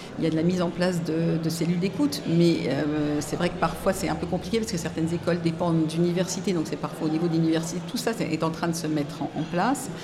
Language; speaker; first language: French; native; French